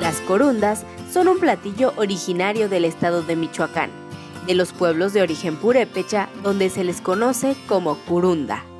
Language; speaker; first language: Spanish; native; Spanish